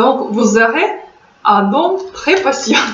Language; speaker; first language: French; non-native, fluent; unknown